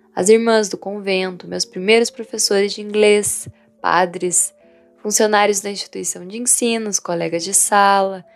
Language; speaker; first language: Portuguese; non-native, fluent; Vietnamese